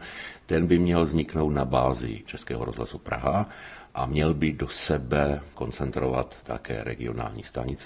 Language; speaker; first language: Czech; native; Czech